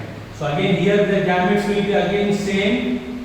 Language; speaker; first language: English; non-native, local second language; Hindi